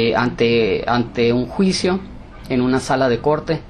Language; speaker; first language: Spanish; early bilingual, heritage; Spanish